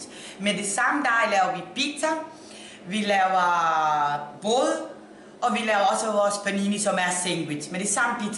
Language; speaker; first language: Danish; non-native, fluent; Italian